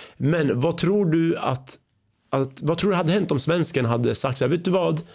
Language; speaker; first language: Swedish; early bilingual, other home language; Arabic